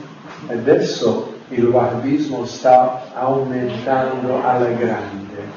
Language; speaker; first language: Italian; non-native, fluent; English